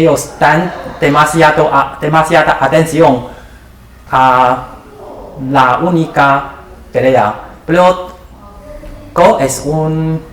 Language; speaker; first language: Spanish; non-native, learner; Chinese